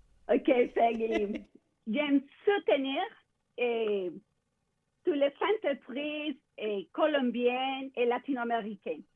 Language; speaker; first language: French; non-native, fluent; Spanish